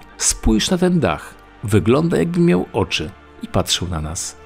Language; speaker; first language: Polish; native; Polish